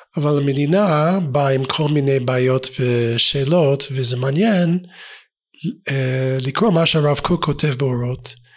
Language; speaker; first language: Hebrew; non-native, fluent; English